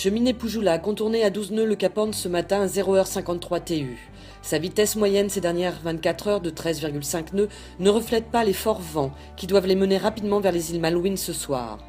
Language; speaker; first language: French; native; French